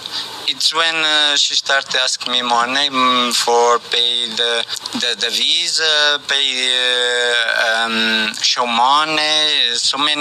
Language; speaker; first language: English; non-native, learner; Portuguese